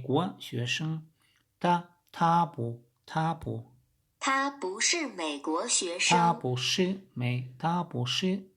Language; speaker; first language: Chinese; non-native, learner; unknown